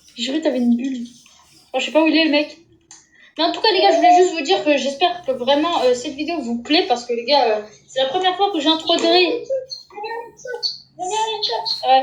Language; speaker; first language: French; native; French